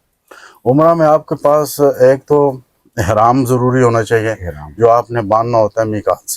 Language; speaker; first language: Urdu; native; Urdu